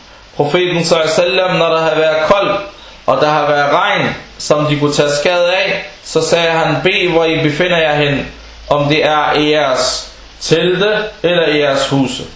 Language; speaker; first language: Danish; non-native, fluent; Arabic